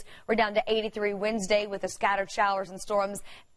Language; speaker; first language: English; native; English